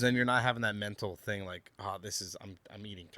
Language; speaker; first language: English; native; English